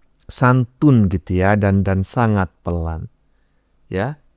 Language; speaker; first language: Indonesian; native; Indonesian